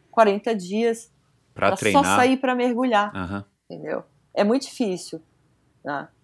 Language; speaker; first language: Portuguese; native; Portuguese